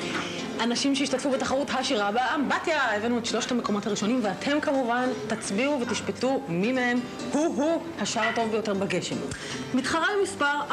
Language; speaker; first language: Hebrew; native; Hebrew